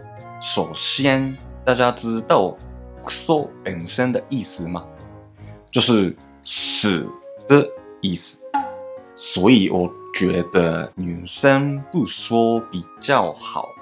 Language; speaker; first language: Chinese; non-native, fluent; Japanese